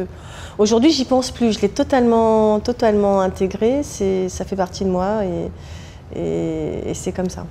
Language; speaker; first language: French; native; French